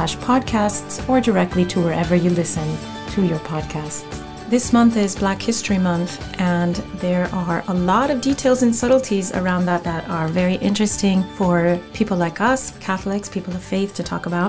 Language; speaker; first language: English; non-native, fluent; Spanish